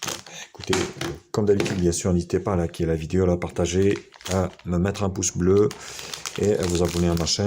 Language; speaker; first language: French; native; French